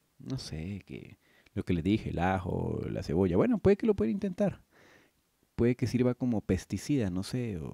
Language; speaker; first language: Spanish; native; Spanish